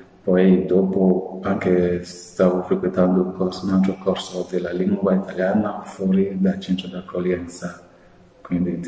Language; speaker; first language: Italian; non-native, fluent; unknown